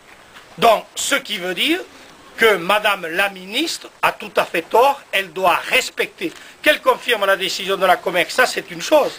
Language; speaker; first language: French; native; French